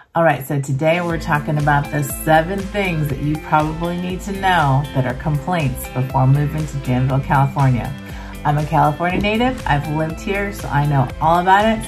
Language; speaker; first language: English; native; English